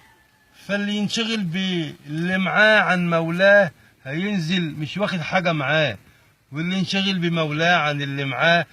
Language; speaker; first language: Arabic; native; Arabic